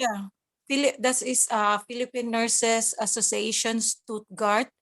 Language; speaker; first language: German; non-native, learner; Cebuano